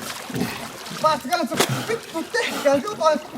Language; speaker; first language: Finnish; native; Finnish